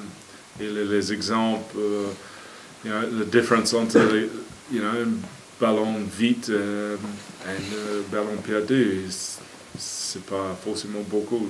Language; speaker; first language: French; non-native, fluent; English